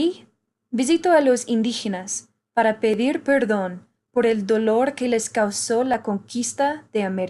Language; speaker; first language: Spanish; non-native, learner; English